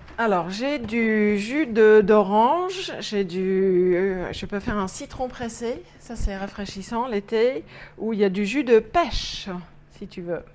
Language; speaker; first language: French; non-native, fluent; English